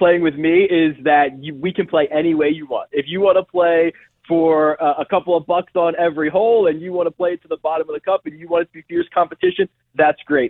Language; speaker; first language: English; native; English